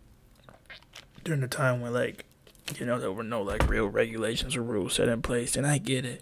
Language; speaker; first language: English; native; English